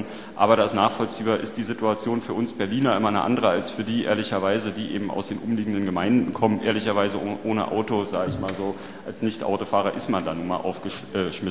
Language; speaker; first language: German; native; German